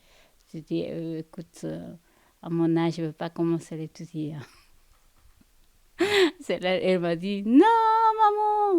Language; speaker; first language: French; non-native, fluent; Spanish